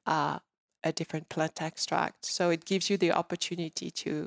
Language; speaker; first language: English; non-native, fluent; French